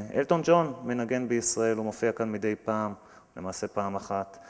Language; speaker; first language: Hebrew; native; Hebrew